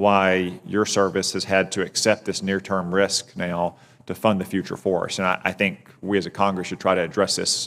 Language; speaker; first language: English; native; English